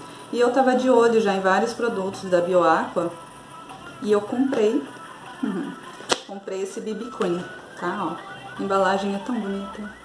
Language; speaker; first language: Portuguese; native; Portuguese